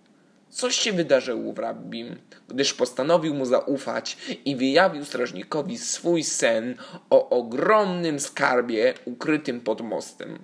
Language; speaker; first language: Polish; native; Polish